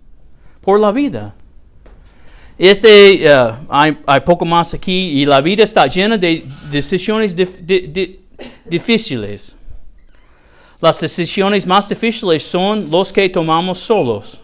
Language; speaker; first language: Spanish; non-native, learner; English